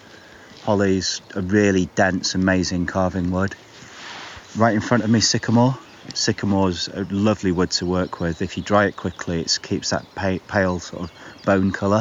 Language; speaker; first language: English; native; English